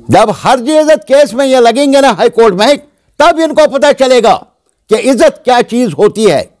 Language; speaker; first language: Hindi; non-native, local second language; Kashmiri